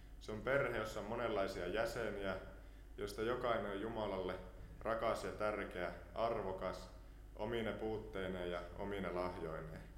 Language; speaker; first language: Finnish; native; Finnish